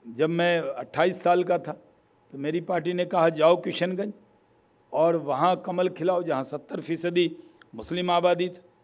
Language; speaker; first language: Hindi; native; Hindi